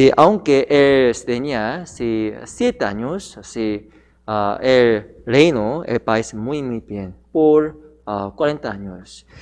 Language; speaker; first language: Spanish; non-native, learner; Korean